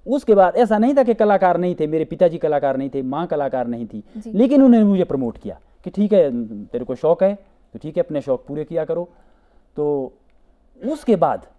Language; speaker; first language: Hindi; native; Hindi